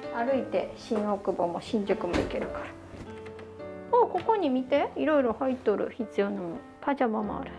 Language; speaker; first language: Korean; non-native, learner; Japanese